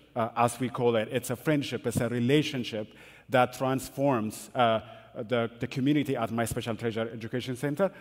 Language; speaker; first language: English; non-native, fluent; Amharic